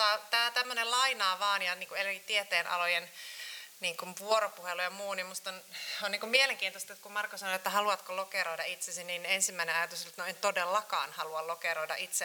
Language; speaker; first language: Finnish; native; Finnish